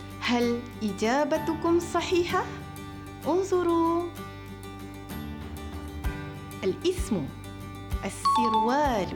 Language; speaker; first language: Arabic; non-native, fluent; Malay